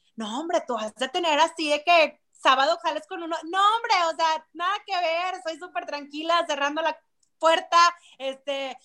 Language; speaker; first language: Spanish; native; Spanish